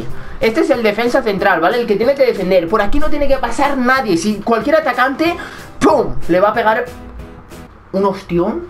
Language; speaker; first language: Spanish; native; Spanish